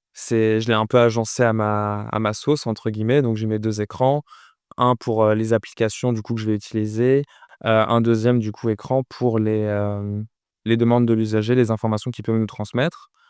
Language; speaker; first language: French; native; French